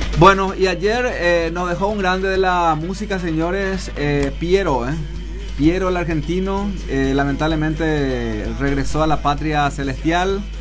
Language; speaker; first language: Spanish; non-native, local second language; Guarani